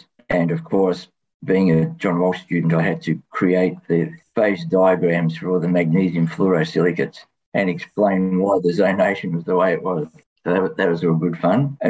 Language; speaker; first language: English; native; English